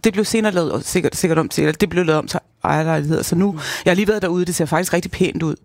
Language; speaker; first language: Danish; native; Danish